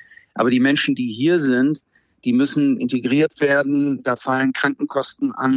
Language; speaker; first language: German; native; German